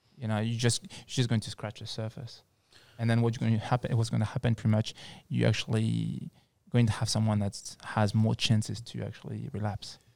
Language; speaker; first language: English; non-native, fluent; French